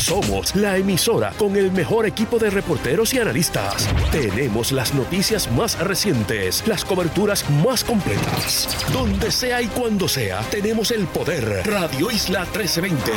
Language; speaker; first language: Spanish; native; Spanish